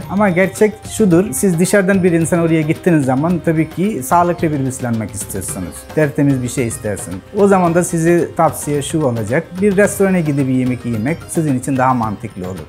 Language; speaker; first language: Turkish; non-native, fluent; Bangla